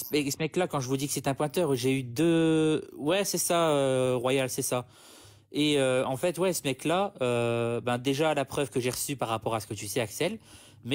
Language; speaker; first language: French; native; French